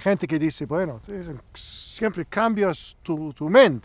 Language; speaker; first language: Spanish; non-native, fluent; English